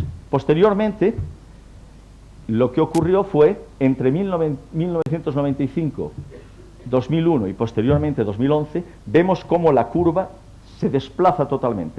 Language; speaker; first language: Spanish; native; Spanish